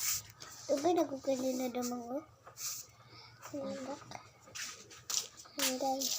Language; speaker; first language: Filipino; non-native, local second language; Cebuano